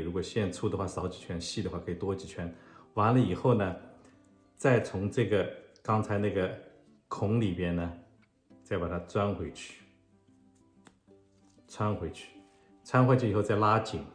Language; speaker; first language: Chinese; native; Chinese